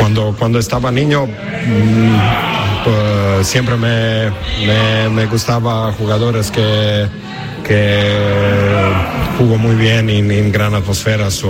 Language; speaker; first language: Spanish; non-native, learner; English